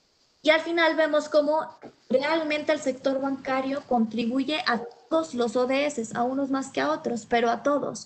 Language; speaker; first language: Spanish; native; Spanish